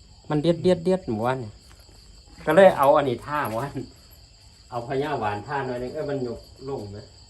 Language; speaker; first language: Thai; non-native, local second language; Northeastern Thai